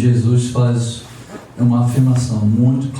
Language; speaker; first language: Portuguese; non-native, fluent; English